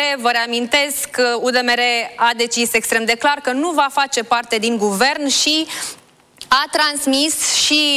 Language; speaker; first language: Romanian; native; Romanian